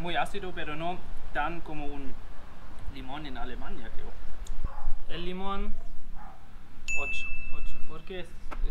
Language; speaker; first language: Spanish; non-native, learner; German